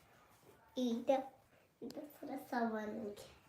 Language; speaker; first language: Hindi; non-native, local second language; Kok Borok